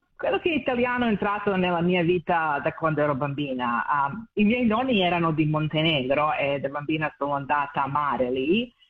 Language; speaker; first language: Italian; non-native, fluent; Serbian